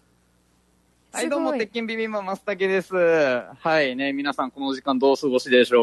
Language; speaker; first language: Japanese; native; Japanese